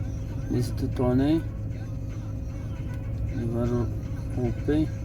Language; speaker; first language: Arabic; native; Arabic